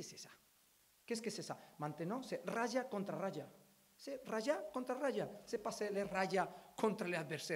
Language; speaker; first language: French; non-native, learner; Spanish